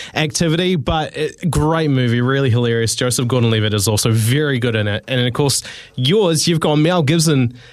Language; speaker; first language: English; native; English